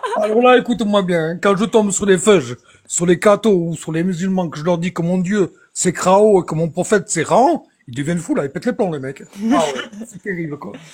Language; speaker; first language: French; native; French